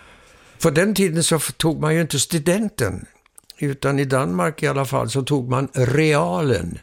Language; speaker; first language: Swedish; early bilingual, heritage; Swedish